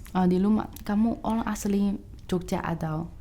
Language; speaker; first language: Indonesian; non-native, fluent; Chinese